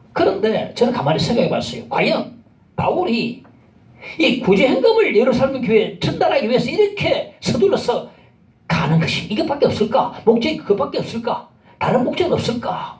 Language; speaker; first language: Korean; native; Korean